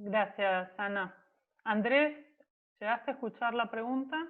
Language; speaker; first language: Spanish; native; Spanish